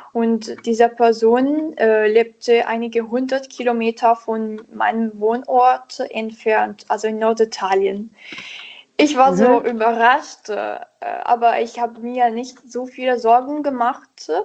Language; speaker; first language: German; non-native, learner; Italian